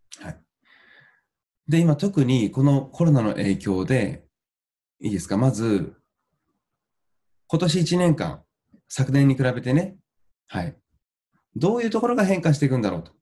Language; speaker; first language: Japanese; native; Japanese